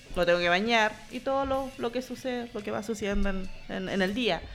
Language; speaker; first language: Spanish; native; Spanish